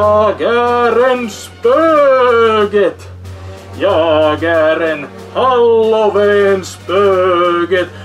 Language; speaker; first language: Swedish; non-native, local second language; Finnish